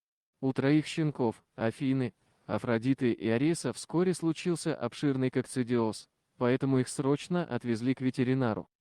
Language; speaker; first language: Russian; native; Russian